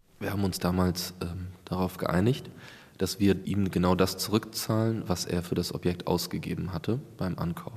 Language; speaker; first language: German; native; German